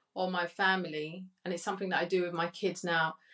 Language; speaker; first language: English; early bilingual, other home language; Spanish